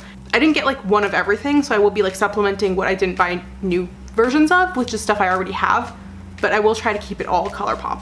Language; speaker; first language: English; native; English